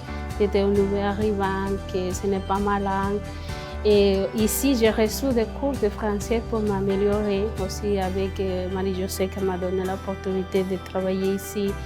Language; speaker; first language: French; non-native, fluent; Spanish